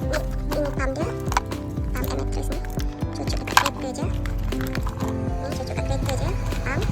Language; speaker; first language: Malay; native; Malay